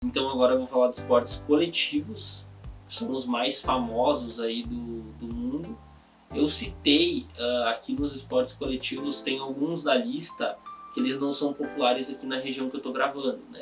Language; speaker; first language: Portuguese; native; Portuguese